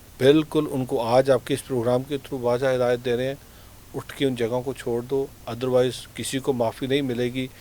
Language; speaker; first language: Urdu; non-native, local second language; Punjabi